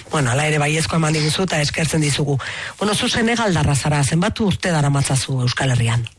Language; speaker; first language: Basque; native; Basque